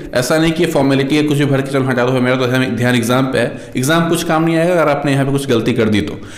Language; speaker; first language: Hindi; native; Hindi